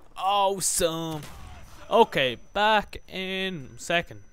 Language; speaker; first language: English; native; English